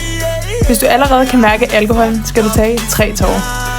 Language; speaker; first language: Danish; native; Danish